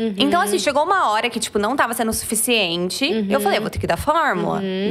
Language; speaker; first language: Portuguese; native; Portuguese